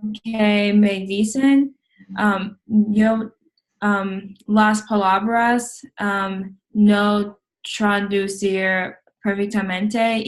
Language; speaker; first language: Spanish; non-native, learner; English